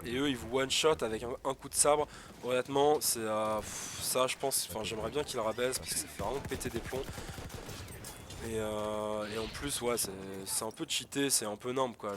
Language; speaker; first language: French; native; French